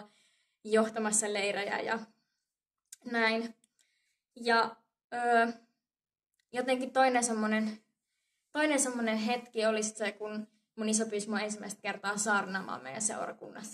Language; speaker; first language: Finnish; native; Finnish